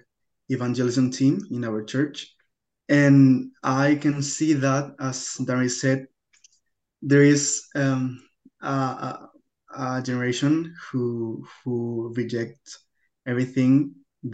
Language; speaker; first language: English; non-native, fluent; Spanish